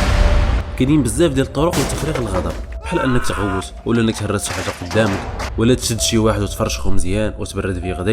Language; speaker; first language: Arabic; native; Arabic